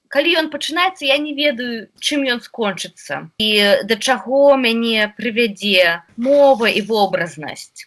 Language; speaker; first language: Belarusian; non-native, local second language; Russian